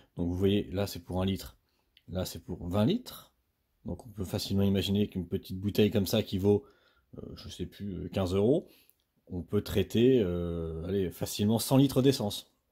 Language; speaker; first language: French; native; French